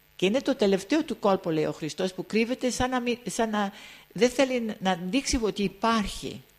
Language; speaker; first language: Greek; early bilingual, heritage; Greek